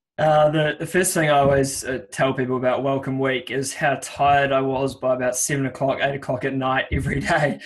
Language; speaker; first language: English; native; English